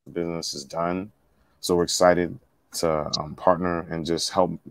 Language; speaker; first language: English; native; English